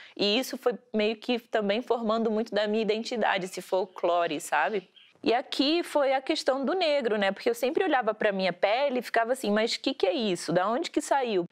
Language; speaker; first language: Portuguese; early bilingual, heritage; Portuguese